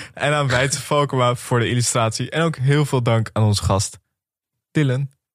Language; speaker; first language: Dutch; native; Dutch